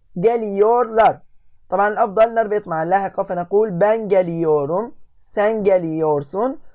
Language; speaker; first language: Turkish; non-native, fluent; Arabic